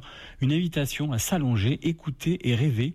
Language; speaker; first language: French; native; French